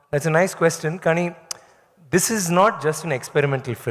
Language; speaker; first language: Telugu; non-native, learner; Tamil